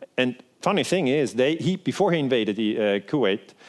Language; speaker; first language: English; non-native, fluent; Swiss German